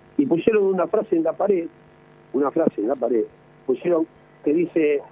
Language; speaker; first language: Spanish; native; Spanish